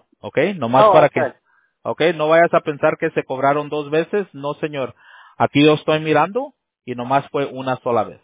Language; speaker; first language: Spanish; native; Spanish